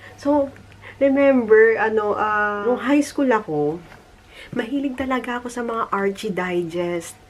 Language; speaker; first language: Filipino; native; Filipino